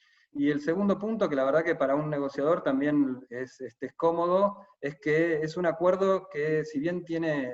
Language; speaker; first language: Spanish; native; Spanish